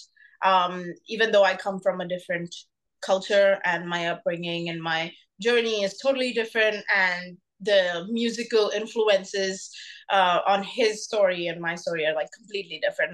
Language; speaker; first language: English; non-native, local second language; Bangla